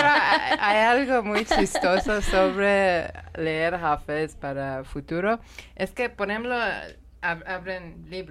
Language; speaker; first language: Spanish; non-native, learner; Persian